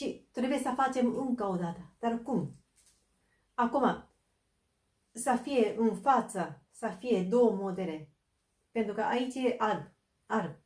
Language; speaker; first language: Romanian; non-native, fluent; Japanese